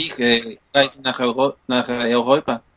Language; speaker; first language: German; non-native, learner; English